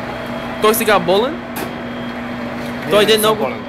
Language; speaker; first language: Bulgarian; early bilingual, heritage; Bulgarian